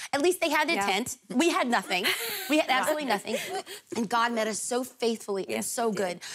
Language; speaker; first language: English; native; English